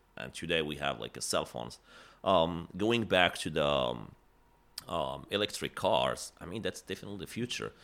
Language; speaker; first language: English; non-native, fluent; Arabic